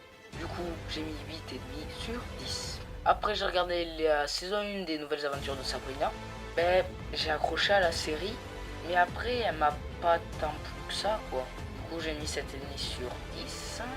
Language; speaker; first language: French; native; French